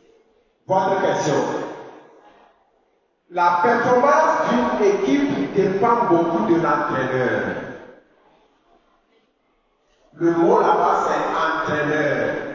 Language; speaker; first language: French; non-native, fluent; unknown